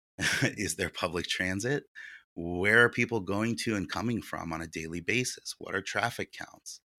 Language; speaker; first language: English; early bilingual, other home language; Russian